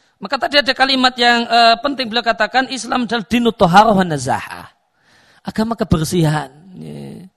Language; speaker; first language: Indonesian; native; Indonesian